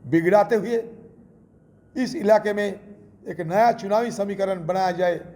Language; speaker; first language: Hindi; non-native, local second language; Bangla